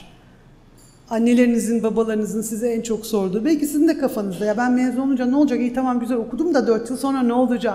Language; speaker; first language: Turkish; native; Turkish